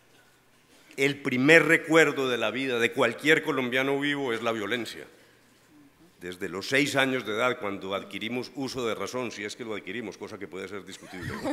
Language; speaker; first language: Spanish; native; Spanish